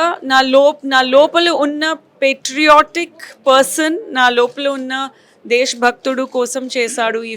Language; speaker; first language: Telugu; non-native, local second language; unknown